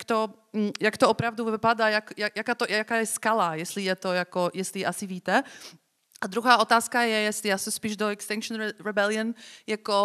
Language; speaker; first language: Czech; non-native, fluent; Polish